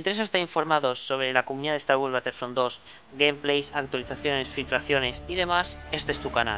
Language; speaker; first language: Spanish; native; Spanish